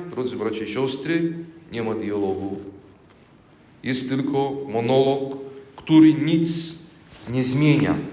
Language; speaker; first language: Polish; non-native, fluent; Bulgarian